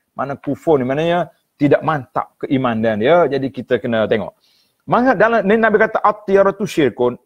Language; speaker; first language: Malay; native; Malay